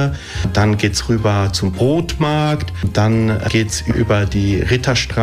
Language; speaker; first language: German; early bilingual, other home language; Italian